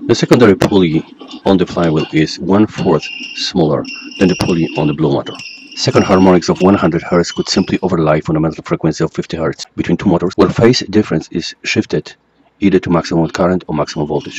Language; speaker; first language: English; non-native, fluent; Polish